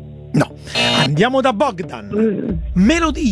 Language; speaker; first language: Italian; native; Italian